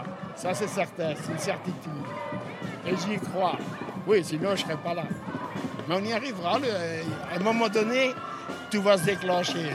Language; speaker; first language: French; early bilingual, other home language; Spanish